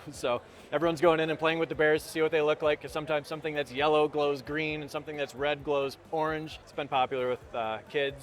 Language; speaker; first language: English; native; English